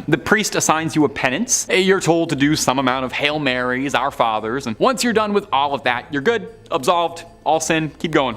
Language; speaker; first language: English; native; English